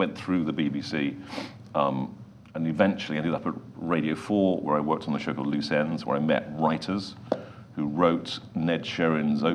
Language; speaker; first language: English; native; English